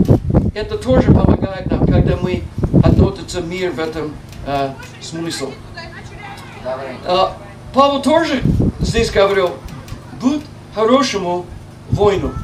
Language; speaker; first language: Russian; non-native, learner; English